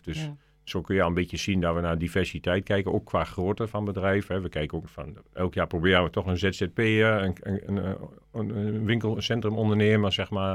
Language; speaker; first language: Dutch; native; Dutch